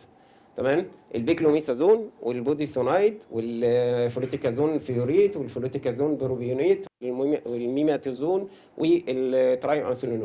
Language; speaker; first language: Arabic; native; Arabic